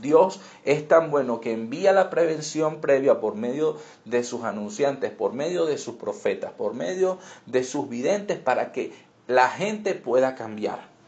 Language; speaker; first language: Spanish; native; Spanish